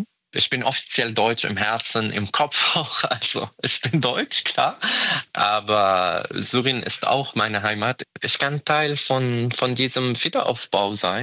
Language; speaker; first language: German; non-native, fluent; Arabic